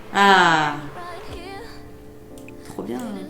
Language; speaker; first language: French; native; French